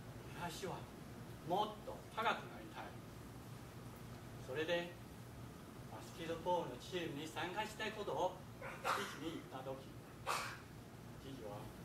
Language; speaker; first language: Japanese; non-native, fluent; Chinese